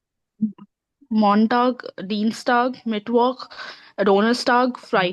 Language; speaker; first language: German; non-native, learner; Urdu